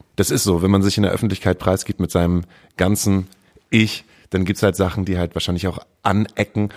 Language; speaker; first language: German; native; German